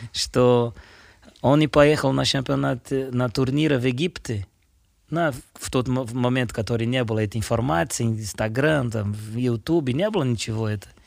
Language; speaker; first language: Russian; non-native, fluent; Portuguese